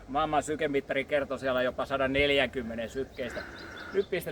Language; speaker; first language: Finnish; native; Finnish